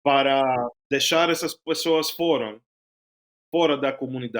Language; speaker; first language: Portuguese; non-native, fluent; Spanish